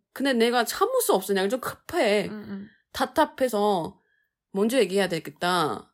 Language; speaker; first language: Korean; non-native, fluent; Chinese